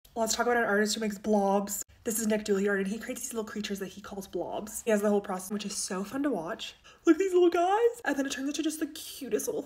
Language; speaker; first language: English; native; English